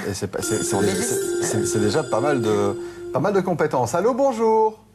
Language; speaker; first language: French; native; French